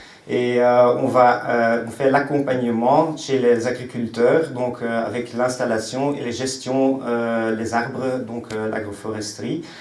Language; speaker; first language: French; non-native, local second language; Dutch